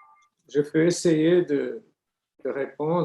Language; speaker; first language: French; non-native, fluent; Portuguese